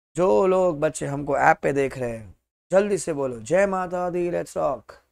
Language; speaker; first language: Hindi; native; Hindi